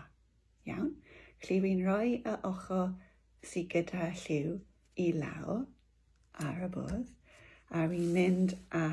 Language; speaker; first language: Welsh; non-native, local second language; English